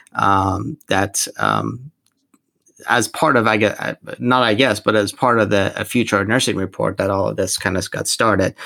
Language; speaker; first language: English; non-native, fluent; Persian